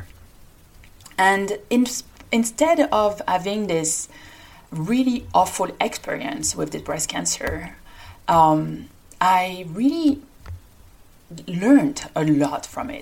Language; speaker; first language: English; non-native, fluent; French